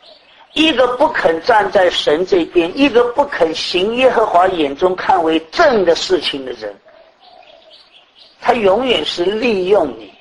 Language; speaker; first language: Chinese; native; Chinese